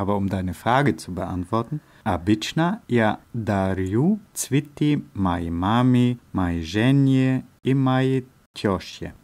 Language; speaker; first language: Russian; non-native, learner; German